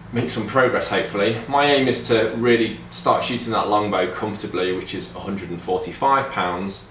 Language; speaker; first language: English; native; English